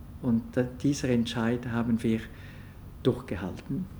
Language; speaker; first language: German; non-native, local second language; French